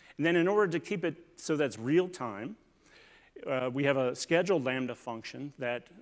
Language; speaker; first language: English; native; English